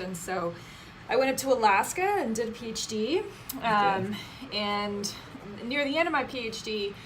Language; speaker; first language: English; native; English